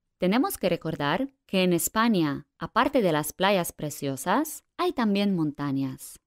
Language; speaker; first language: Spanish; non-native, fluent; Polish